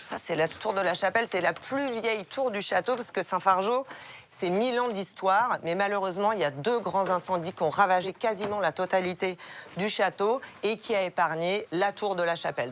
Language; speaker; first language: French; native; French